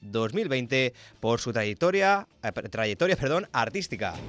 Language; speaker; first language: Spanish; native; Spanish